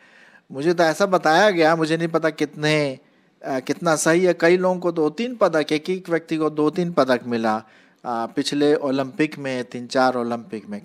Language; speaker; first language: Hindi; non-native, local second language; Marathi